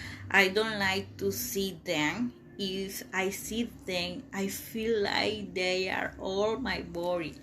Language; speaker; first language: English; non-native, learner; Spanish